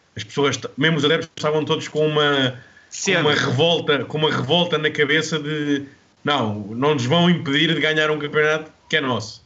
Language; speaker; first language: Portuguese; native; Portuguese